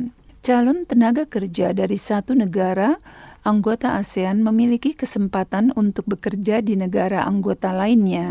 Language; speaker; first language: Indonesian; native; Indonesian